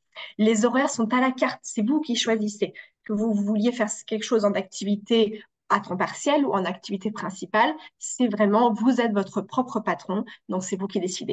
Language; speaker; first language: French; native; French